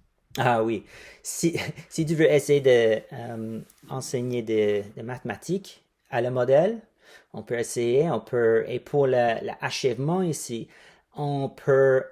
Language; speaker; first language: French; non-native, fluent; English